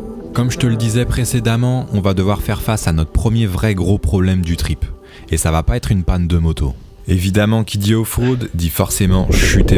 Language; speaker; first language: French; native; French